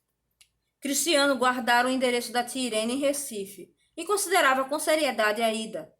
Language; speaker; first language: Portuguese; native; Portuguese